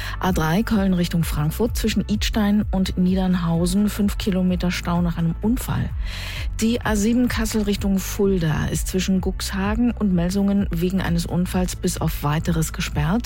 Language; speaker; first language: German; native; German